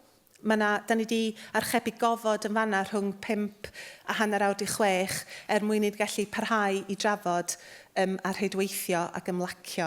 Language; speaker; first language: Welsh; native; Welsh